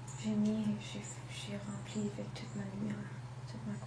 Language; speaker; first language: French; non-native, local second language; English